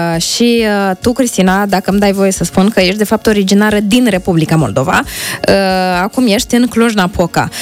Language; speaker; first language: Romanian; native; Romanian